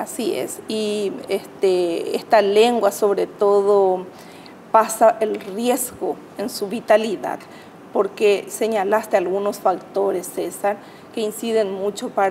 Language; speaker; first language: Spanish; native; Spanish